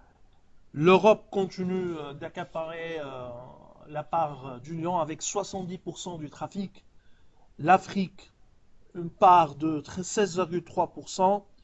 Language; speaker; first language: French; non-native, local second language; Arabic